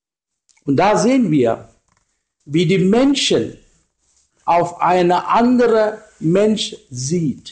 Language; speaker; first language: German; non-native, learner; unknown